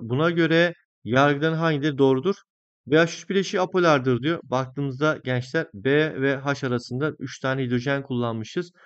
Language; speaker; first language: Turkish; native; Turkish